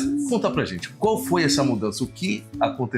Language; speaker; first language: Portuguese; native; Portuguese